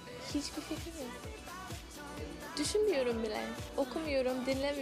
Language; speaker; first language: Turkish; non-native, learner; English